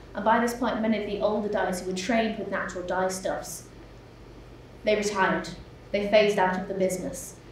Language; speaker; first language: English; native; English